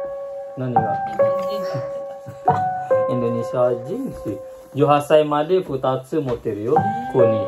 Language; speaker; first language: Japanese; non-native, learner; Indonesian